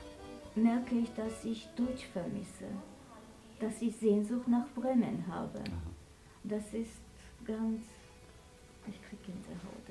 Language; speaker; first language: German; non-native, fluent; Armenian